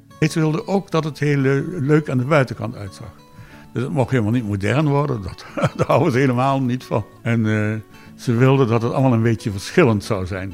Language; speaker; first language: Dutch; native; Dutch